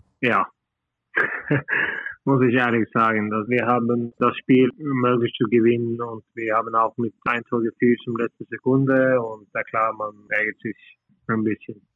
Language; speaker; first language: German; non-native, learner; Norwegian